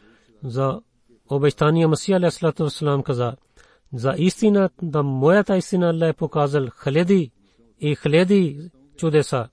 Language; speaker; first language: Bulgarian; non-native, fluent; Urdu